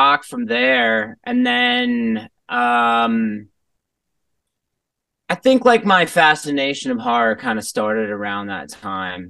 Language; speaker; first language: English; native; English